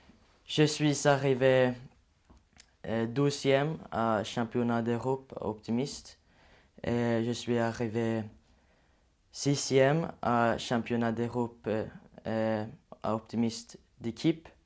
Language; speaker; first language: French; non-native, learner; Swedish